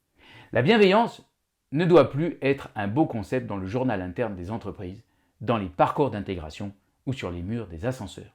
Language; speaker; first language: French; native; French